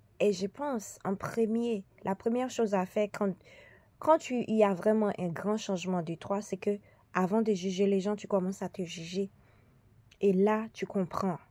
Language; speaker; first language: French; early bilingual, other home language; Haitian Creole